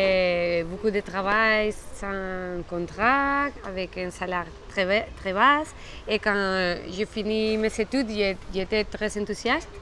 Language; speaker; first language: French; non-native, fluent; Spanish